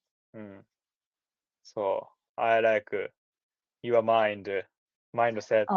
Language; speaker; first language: English; non-native, learner; Japanese